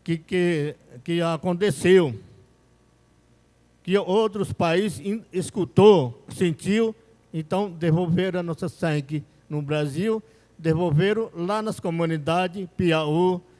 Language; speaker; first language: Portuguese; non-native, local second language; Yanomámi